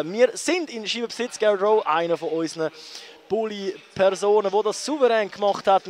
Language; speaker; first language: German; native; German